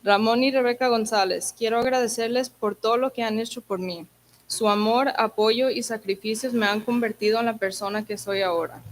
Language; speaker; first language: Spanish; early bilingual, heritage; Spanish